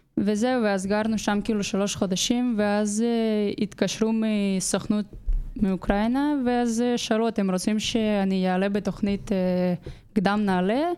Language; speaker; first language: Hebrew; non-native, fluent; Russian